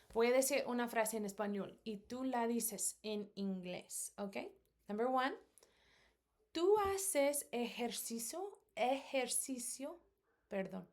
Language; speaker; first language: Spanish; non-native, fluent; English